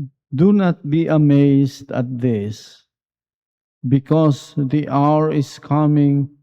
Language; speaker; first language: English; non-native, local second language; Filipino